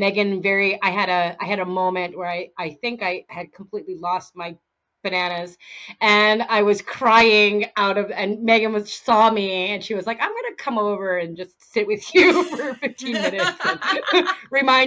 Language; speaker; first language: English; native; English